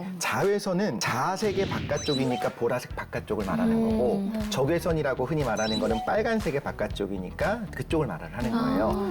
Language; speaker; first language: Korean; native; Korean